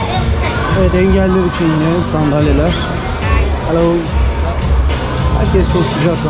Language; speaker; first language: Turkish; native; Turkish